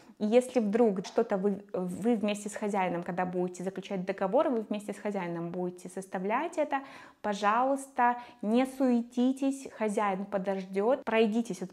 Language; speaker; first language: Russian; native; Russian